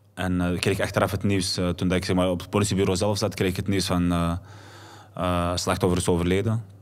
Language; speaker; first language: Dutch; early bilingual, other home language; Arabic